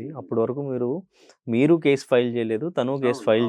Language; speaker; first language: Telugu; native; Telugu